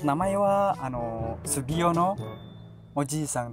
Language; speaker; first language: Japanese; non-native, learner; Indonesian